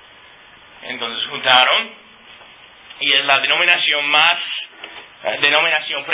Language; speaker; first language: Spanish; non-native, fluent; English